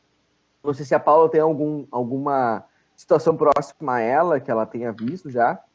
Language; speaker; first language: Portuguese; native; Portuguese